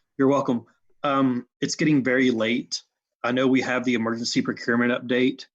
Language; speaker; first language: English; native; English